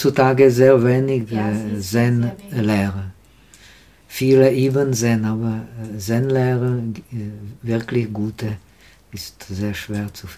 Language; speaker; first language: German; non-native, learner; Czech